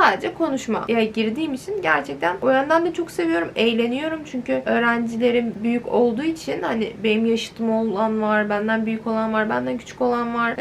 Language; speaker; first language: Turkish; native; Turkish